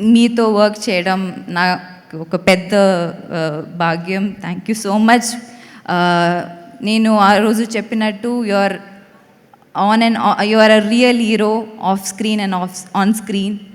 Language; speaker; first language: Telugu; non-native, learner; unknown